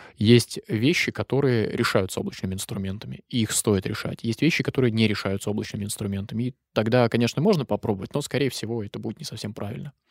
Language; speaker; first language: Russian; native; Russian